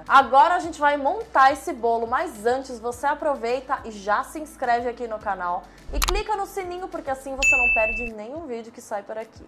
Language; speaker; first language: Portuguese; native; Portuguese